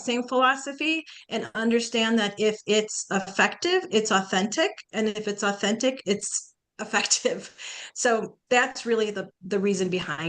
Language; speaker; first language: English; early bilingual, other home language; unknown